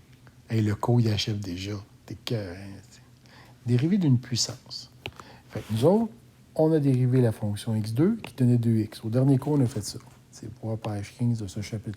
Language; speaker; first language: French; native; French